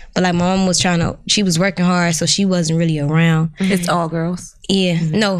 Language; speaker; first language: English; native; English